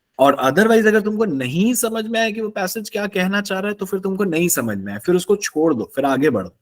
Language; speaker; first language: Hindi; native; Hindi